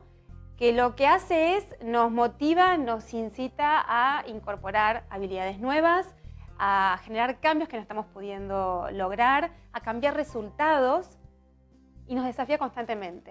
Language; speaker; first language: Spanish; native; Spanish